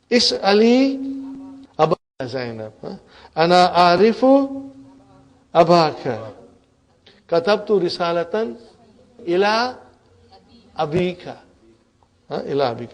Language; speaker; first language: Arabic; non-native, fluent; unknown